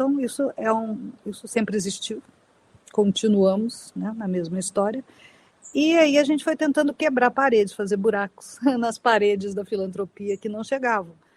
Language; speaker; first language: Portuguese; native; Portuguese